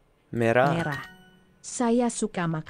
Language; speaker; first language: Indonesian; non-native, learner; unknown